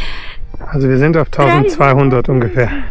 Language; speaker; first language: German; native; German